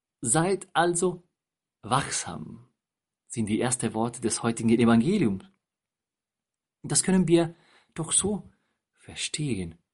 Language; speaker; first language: German; non-native, fluent; Spanish